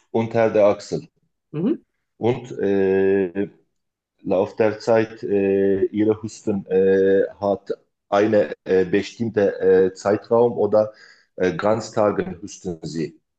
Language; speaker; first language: German; non-native, fluent; Turkish